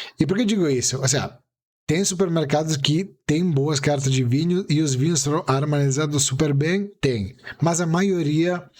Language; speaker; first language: Portuguese; non-native, fluent; Italian